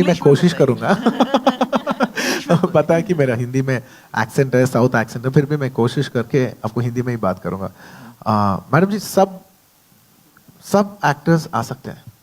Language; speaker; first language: Hindi; non-native, local second language; Telugu